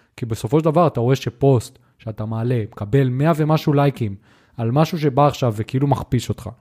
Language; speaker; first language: Hebrew; early bilingual, heritage; Hebrew